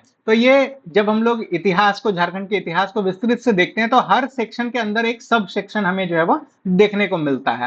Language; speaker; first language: Hindi; native; Hindi